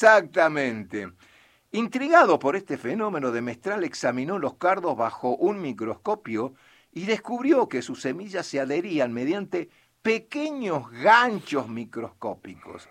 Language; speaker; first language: Spanish; native; Spanish